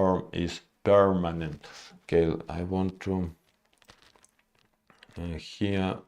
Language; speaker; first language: English; non-native, learner; Russian